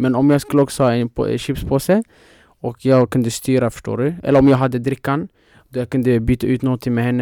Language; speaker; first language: Swedish; non-native, fluent; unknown